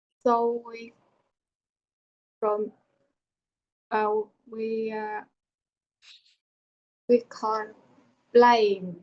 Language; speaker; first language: English; non-native, learner; Vietnamese